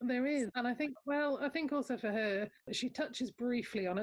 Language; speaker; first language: English; native; English